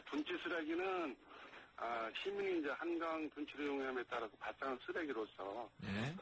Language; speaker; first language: Korean; native; Korean